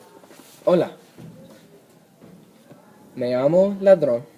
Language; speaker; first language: Spanish; non-native, learner; English